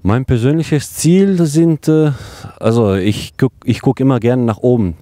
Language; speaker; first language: German; non-native, fluent; Croatian